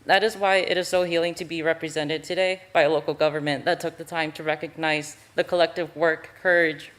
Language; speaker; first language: English; native; English